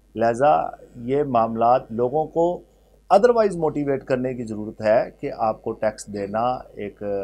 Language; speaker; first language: Urdu; native; Urdu